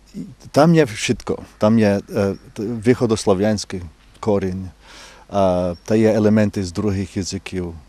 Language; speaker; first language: Ukrainian; non-native, fluent; English